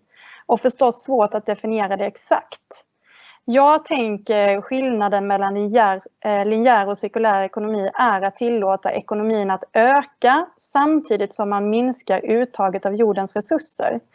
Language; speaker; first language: Swedish; native; Swedish